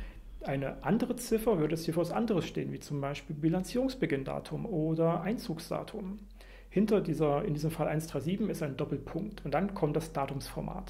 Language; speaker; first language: German; native; German